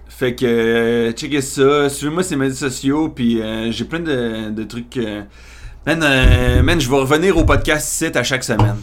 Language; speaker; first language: French; native; French